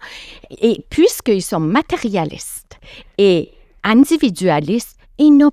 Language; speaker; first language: French; non-native, fluent; Persian